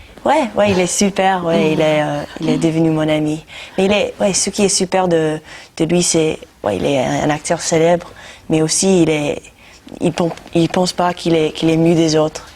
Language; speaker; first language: French; non-native, learner; English